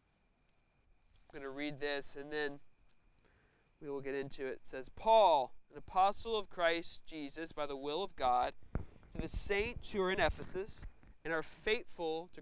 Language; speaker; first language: English; native; English